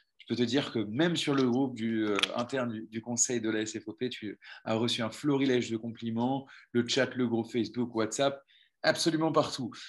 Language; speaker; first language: French; native; French